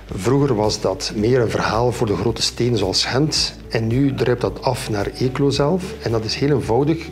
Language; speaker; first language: Dutch; native; Dutch